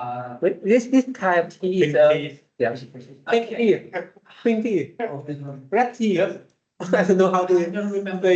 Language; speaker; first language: English; non-native, learner; Vietnamese